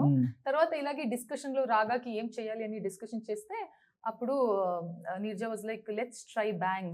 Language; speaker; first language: Telugu; non-native, learner; Kannada